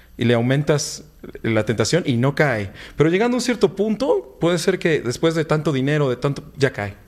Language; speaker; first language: Spanish; native; Spanish